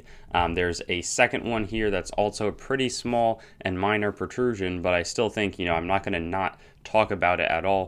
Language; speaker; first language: English; native; English